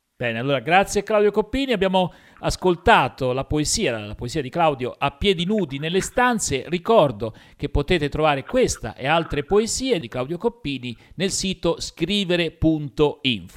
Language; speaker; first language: Italian; native; Italian